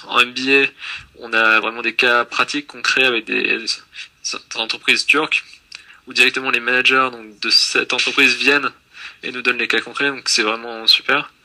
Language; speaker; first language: French; native; French